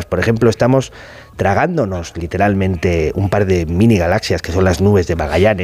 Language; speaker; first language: Spanish; native; Spanish